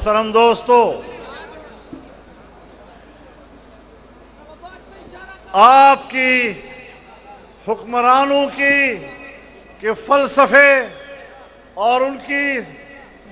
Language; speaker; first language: Urdu; non-native, local second language; Pashto